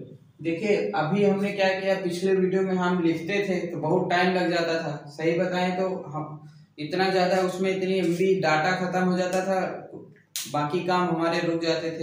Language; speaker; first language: Hindi; native; Hindi